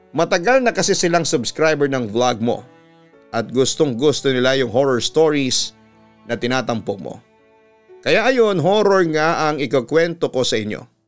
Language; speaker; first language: Filipino; native; Filipino